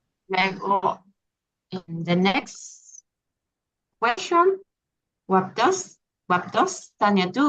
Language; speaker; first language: English; non-native, learner; Spanish